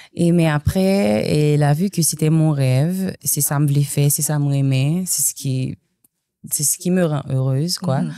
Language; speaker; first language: French; non-native, local second language; Haitian Creole